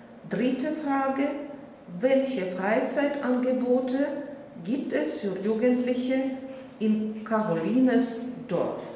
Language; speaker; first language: German; non-native, fluent; Russian